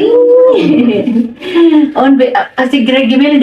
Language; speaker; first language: German; non-native, learner; Filipino